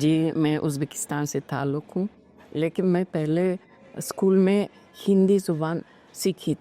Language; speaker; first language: Hindi; non-native, fluent; Uzbek